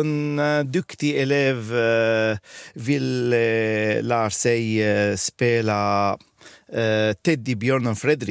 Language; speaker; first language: Swedish; non-native, fluent; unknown